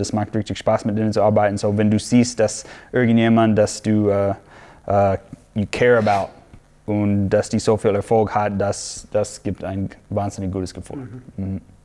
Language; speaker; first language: German; non-native, fluent; English